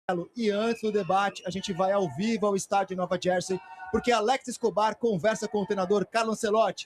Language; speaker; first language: Portuguese; native; Portuguese